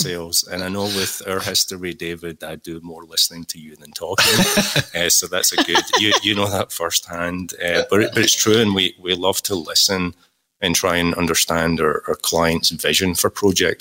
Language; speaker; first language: English; native; English